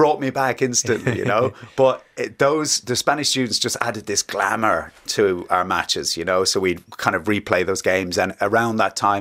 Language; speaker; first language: English; native; English